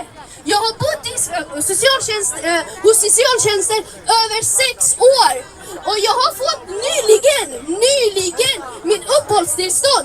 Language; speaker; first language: Swedish; early bilingual, other home language; Somali